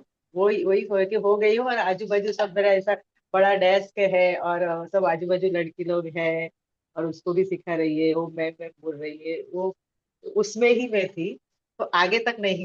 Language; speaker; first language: Hindi; non-native, local second language; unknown